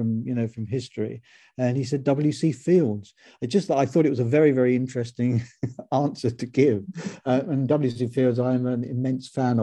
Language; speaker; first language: English; native; English